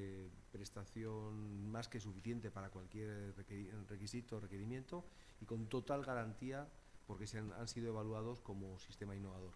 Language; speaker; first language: Spanish; native; Spanish